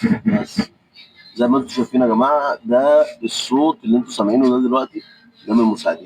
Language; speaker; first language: Arabic; native; Arabic